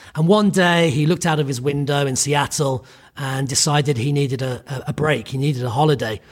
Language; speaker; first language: English; native; English